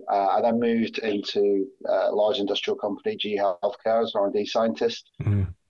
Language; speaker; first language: English; native; English